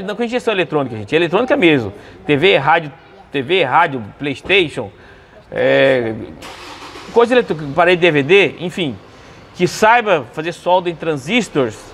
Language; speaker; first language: Portuguese; native; Portuguese